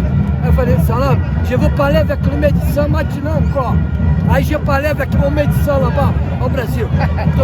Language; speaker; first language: French; non-native, learner; Portuguese